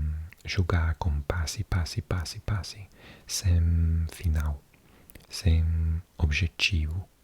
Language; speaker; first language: Portuguese; non-native, learner; English